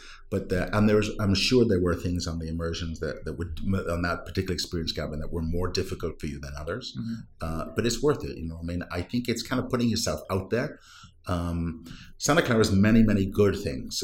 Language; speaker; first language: English; non-native, local second language; Welsh